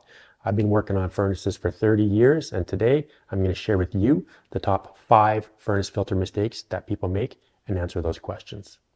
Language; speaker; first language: English; native; English